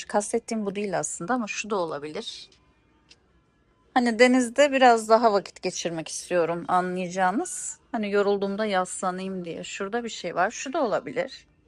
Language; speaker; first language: Turkish; native; Turkish